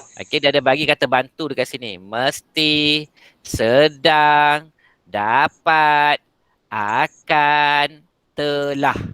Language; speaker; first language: Malay; native; Malay